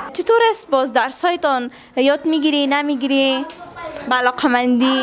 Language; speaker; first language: Persian; native; Persian